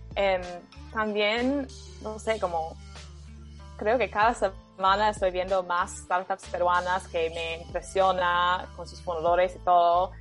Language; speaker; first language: Spanish; non-native, fluent; English